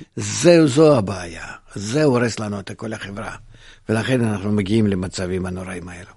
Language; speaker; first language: Hebrew; non-native, fluent; Russian